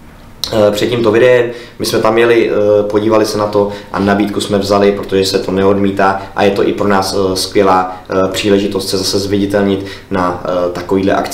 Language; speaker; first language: Czech; native; Czech